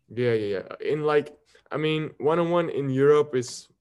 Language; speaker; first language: English; non-native, fluent; Dutch